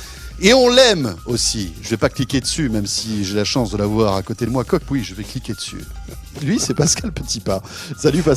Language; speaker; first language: French; native; French